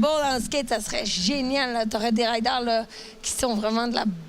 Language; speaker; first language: French; native; French